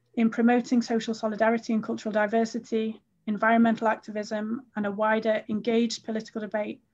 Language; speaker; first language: English; native; English